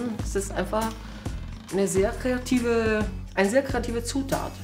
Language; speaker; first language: German; non-native, fluent; Italian